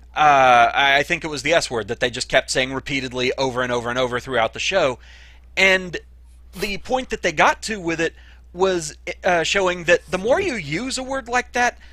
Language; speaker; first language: English; native; English